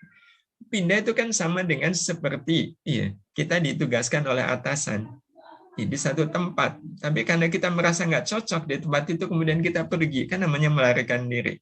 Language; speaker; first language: Indonesian; native; Indonesian